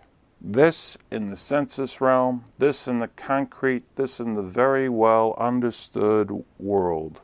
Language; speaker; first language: English; native; English